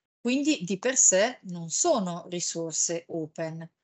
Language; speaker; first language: Italian; native; Italian